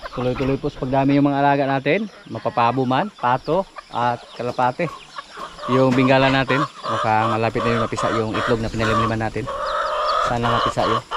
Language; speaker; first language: Filipino; native; Filipino